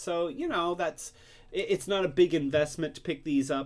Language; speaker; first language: English; native; English